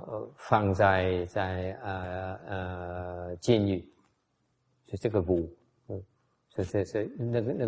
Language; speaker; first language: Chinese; non-native, fluent; Vietnamese